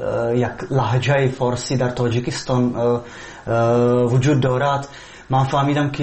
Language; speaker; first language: Persian; non-native, fluent; Czech